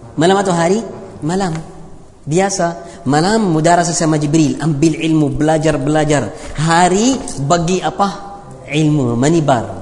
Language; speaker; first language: Malay; non-native, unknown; Arabic